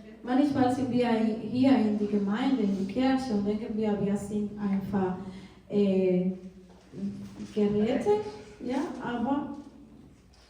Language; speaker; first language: German; non-native, fluent; Portuguese